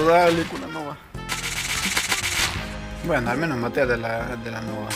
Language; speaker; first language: Spanish; native; Spanish